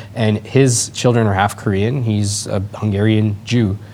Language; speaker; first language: English; native; English